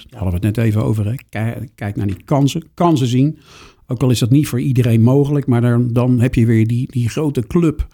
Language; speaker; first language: Dutch; native; Dutch